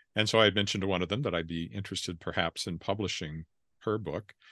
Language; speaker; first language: English; native; English